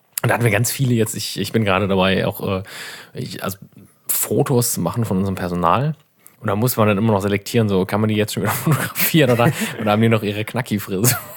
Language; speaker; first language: German; native; German